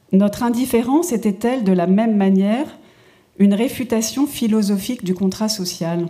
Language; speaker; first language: French; native; French